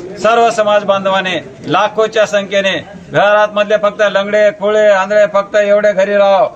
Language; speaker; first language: Marathi; non-native, local second language; Lambadi